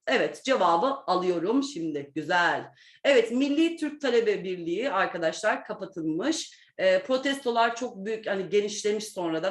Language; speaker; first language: Turkish; native; Turkish